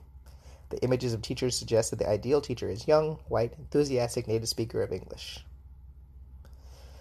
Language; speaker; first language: English; native; English